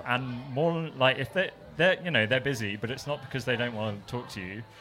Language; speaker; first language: English; native; English